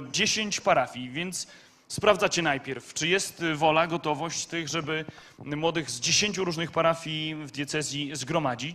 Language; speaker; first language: Polish; native; Polish